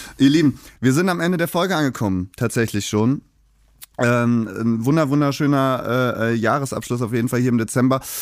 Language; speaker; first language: German; native; German